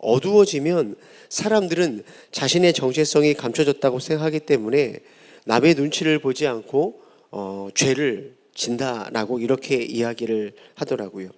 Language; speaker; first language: Korean; native; Korean